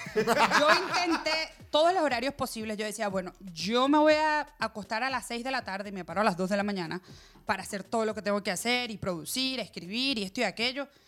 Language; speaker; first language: Spanish; native; Spanish